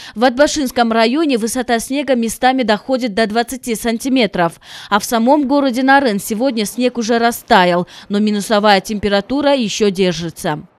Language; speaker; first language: Russian; non-native, local second language; Kyrgyz